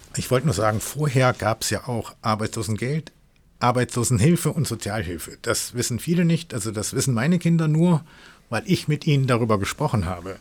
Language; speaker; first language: German; non-native, fluent; English